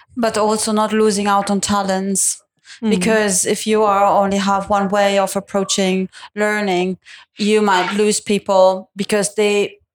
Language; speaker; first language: English; non-native, fluent; Italian